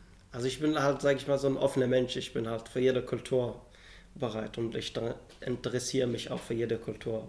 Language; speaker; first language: German; non-native, fluent; Arabic